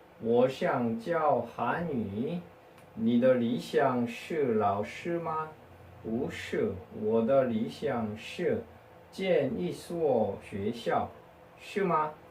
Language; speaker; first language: Chinese; non-native, fluent; Korean